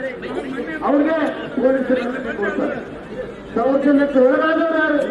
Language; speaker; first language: Kannada; native; Kannada